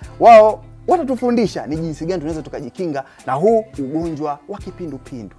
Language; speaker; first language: Swahili; native; Swahili